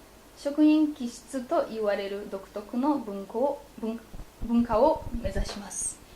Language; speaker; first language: Japanese; non-native, fluent; Polish